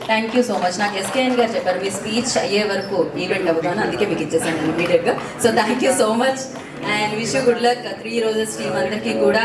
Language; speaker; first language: Telugu; native; Telugu